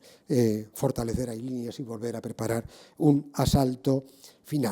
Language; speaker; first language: Spanish; native; Spanish